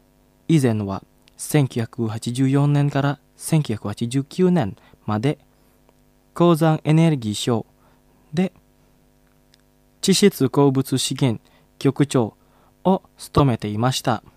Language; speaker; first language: Japanese; non-native, fluent; Indonesian